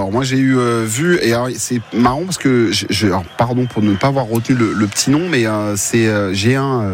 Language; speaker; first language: French; native; French